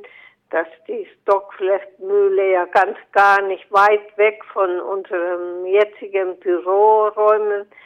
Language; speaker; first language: German; non-native, fluent; Finnish